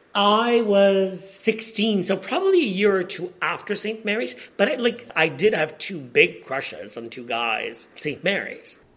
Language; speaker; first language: English; non-native, fluent; Polish